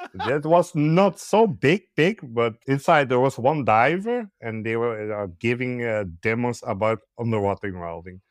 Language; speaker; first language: English; non-native, learner; Dutch